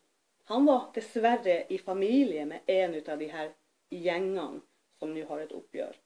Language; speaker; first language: Norwegian; native; Norwegian